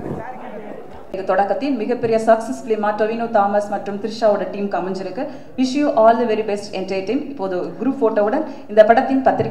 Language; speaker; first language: Tamil; native; Tamil